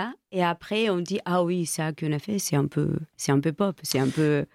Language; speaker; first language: French; non-native, fluent; Greek